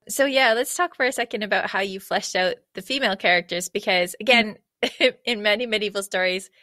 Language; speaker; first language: English; native; English